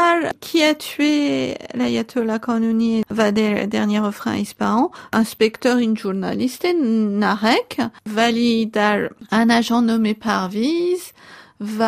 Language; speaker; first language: Persian; non-native, local second language; Armenian